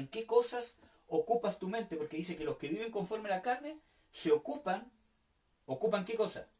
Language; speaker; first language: Spanish; native; Spanish